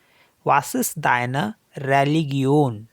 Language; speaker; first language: German; non-native, fluent; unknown